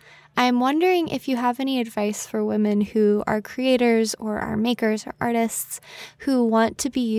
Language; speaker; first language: English; native; English